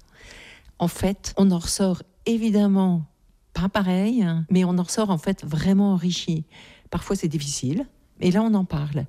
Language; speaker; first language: French; native; French